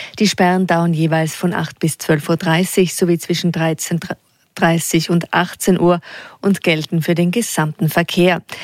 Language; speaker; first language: German; native; German